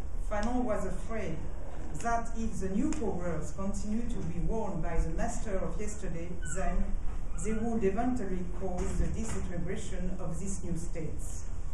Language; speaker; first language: English; non-native, fluent; French